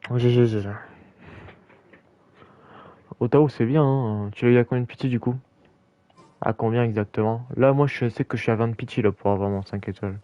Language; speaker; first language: French; native; French